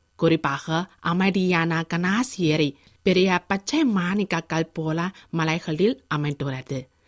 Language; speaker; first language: Tamil; non-native, fluent; Chinese